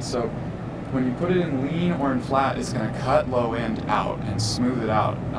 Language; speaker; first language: English; native; English